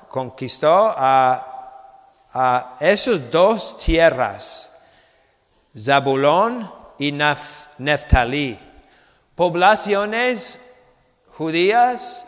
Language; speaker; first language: Spanish; non-native, fluent; English